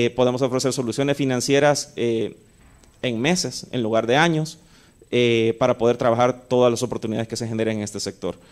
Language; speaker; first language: Spanish; native; Spanish